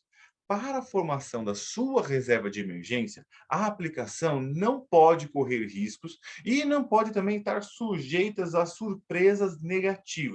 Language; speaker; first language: Portuguese; native; Portuguese